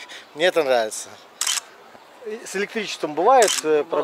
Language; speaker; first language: Russian; native; Russian